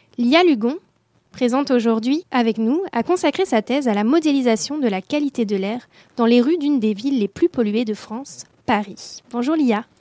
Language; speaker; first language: French; native; French